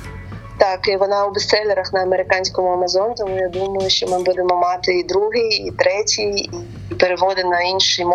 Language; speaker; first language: Ukrainian; non-native, local second language; Russian